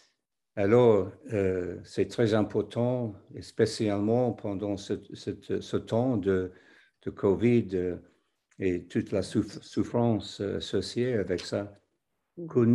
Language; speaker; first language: French; non-native, fluent; English